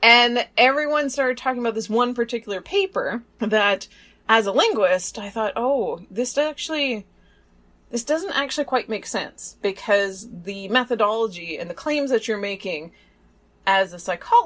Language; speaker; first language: English; native; English